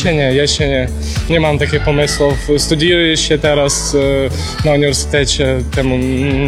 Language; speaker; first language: Polish; non-native, learner; Ukrainian